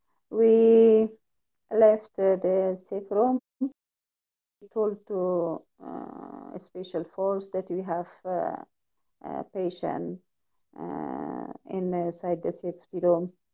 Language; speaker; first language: English; non-native, learner; Persian